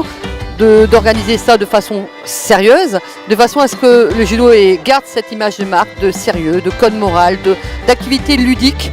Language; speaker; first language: French; native; French